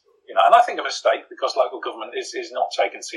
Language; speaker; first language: English; native; English